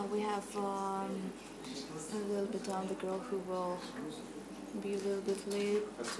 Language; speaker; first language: English; non-native, learner; Russian